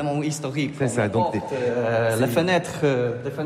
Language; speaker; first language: French; non-native, learner; Polish